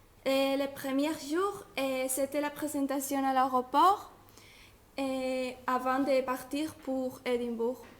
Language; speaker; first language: French; non-native, learner; Spanish